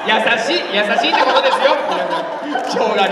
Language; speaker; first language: Japanese; native; Japanese